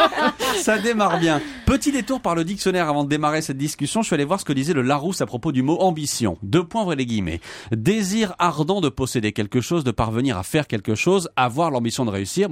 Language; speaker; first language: French; native; French